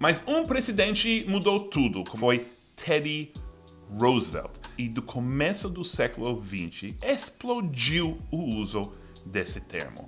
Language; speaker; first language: Portuguese; non-native, fluent; English